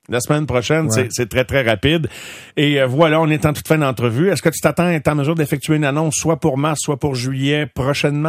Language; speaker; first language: French; native; French